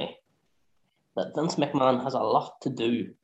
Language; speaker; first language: English; native; English